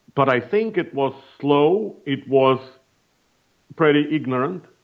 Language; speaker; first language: English; non-native, fluent; Russian